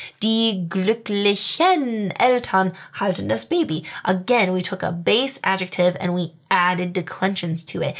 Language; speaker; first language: English; native; English